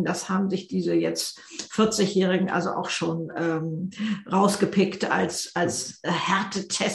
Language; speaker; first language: German; native; German